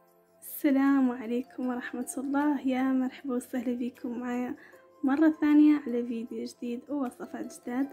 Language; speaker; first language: Arabic; native; Arabic